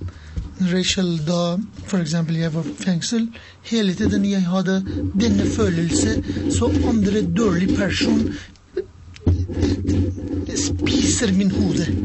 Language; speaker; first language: Norwegian; non-native, learner; Persian